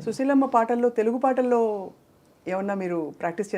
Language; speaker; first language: Telugu; native; Telugu